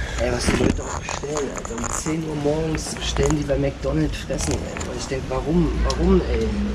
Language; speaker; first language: German; native; German